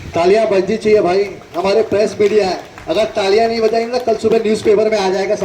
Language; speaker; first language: Hindi; non-native, local second language; Marathi